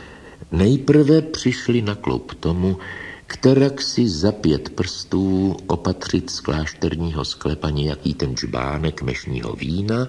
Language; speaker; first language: Czech; native; Czech